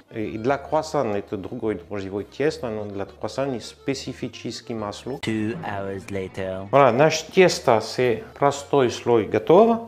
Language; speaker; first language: Russian; non-native, learner; French